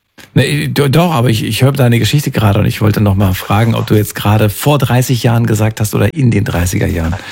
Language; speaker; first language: German; native; German